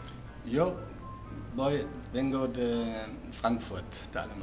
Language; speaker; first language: Spanish; non-native, fluent; German